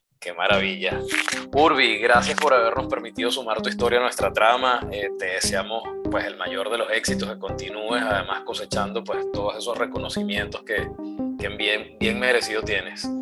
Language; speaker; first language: Spanish; native; Spanish